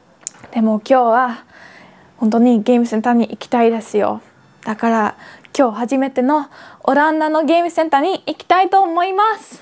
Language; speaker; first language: Japanese; non-native, learner; Dutch